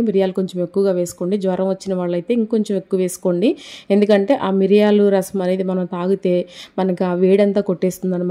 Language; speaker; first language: Telugu; native; Telugu